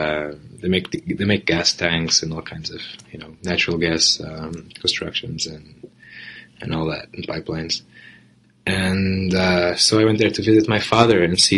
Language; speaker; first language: English; non-native, fluent; Portuguese